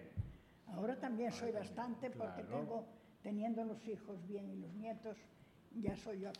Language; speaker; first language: Spanish; native; Spanish